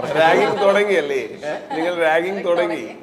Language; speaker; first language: Malayalam; non-native, learner; Kannada